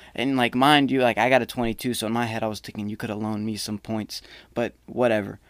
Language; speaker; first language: English; native; English